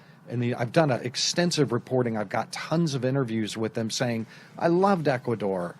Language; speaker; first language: English; native; English